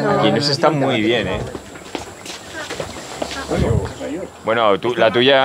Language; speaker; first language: Spanish; native; Spanish